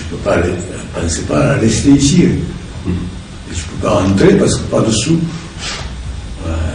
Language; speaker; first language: French; non-native, learner; Japanese